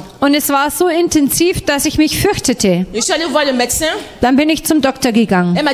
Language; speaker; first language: German; non-native, fluent; French